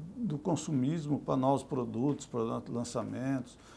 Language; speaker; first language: Portuguese; native; Portuguese